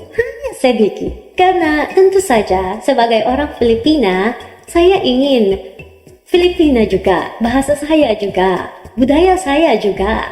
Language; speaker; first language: Indonesian; non-native, learner; Filipino